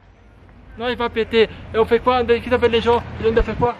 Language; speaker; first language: French; non-native, local second language; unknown